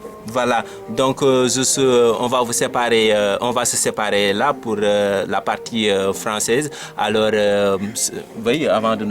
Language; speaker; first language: French; non-native, local second language; Wolof